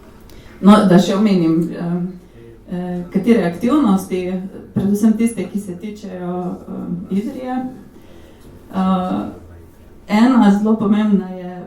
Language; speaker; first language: Slovenian; native; Slovenian